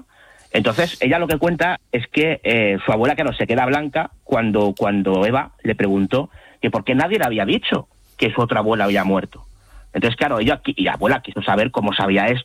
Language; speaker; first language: Spanish; native; Spanish